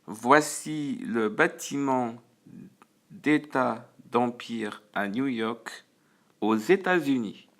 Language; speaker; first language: French; non-native, fluent; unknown